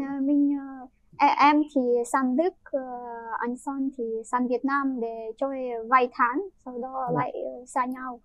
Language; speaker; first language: Vietnamese; non-native, fluent; Ukrainian